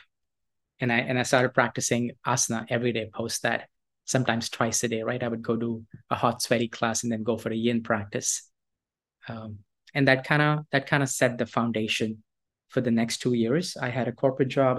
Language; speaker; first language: English; non-native, local second language; Hindi